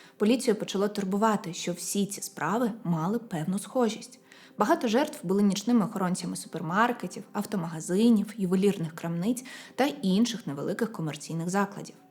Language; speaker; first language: Ukrainian; non-native, local second language; Russian